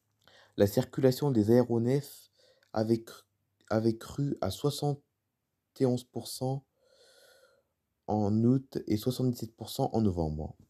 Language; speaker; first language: French; native; French